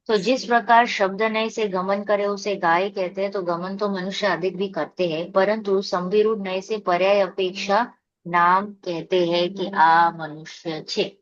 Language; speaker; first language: Hindi; non-native, local second language; Gujarati